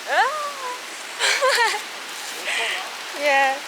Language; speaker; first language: English; non-native, learner; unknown